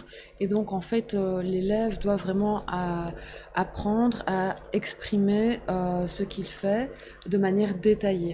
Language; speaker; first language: French; native; French